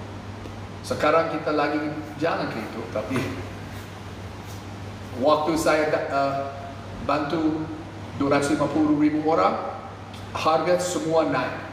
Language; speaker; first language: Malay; non-native, fluent; English